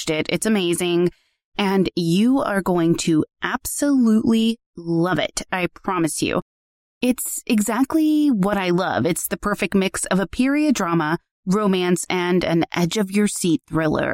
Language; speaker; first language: English; native; English